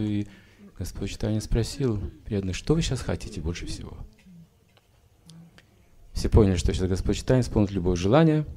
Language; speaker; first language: Russian; native; Russian